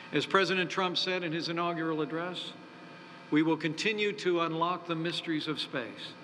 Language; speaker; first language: English; native; English